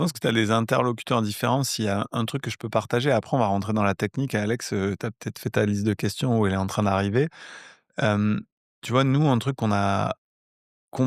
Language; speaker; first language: French; native; French